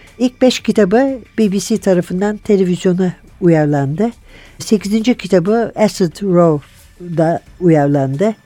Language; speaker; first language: Turkish; native; Turkish